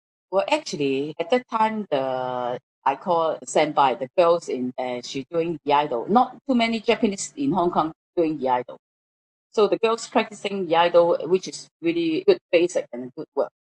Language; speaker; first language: English; non-native, local second language; Cantonese